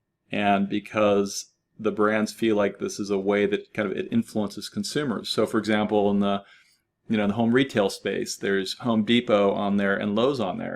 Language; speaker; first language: English; native; English